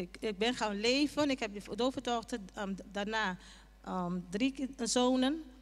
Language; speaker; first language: Dutch; non-native, local second language; Papiamento